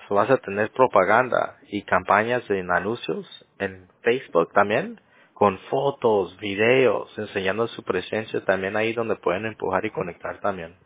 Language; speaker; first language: Spanish; early bilingual, heritage; English